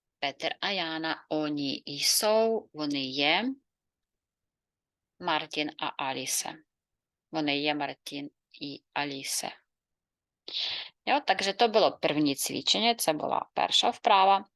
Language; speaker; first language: Czech; non-native, fluent; Ukrainian